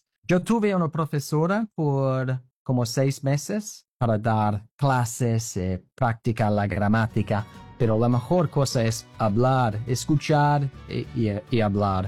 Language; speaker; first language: Spanish; non-native, learner; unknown